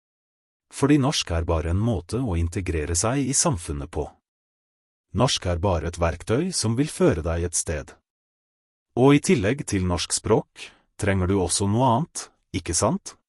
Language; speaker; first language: Norwegian; non-native, fluent; Russian